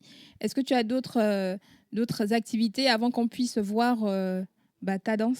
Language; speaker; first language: French; native; French